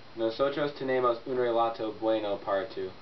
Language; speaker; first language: Spanish; non-native, learner; English